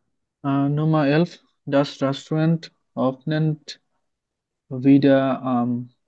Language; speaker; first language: German; non-native, learner; Bangla